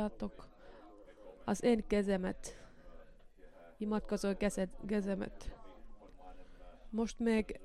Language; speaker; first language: Hungarian; non-native, learner; Finnish